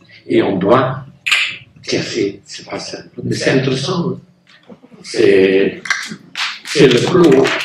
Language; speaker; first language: French; non-native, local second language; Dutch